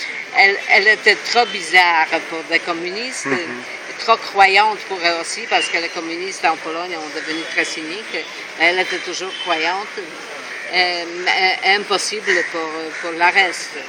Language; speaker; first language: French; non-native, fluent; Polish